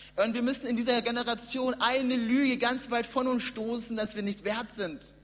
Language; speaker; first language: German; native; German